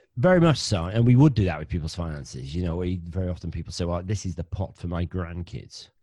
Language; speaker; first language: English; native; English